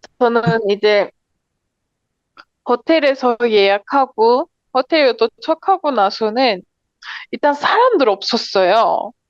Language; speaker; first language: Korean; non-native, learner; Turkish